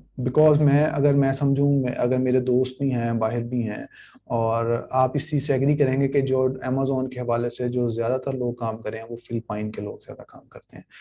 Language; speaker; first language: Urdu; native; Urdu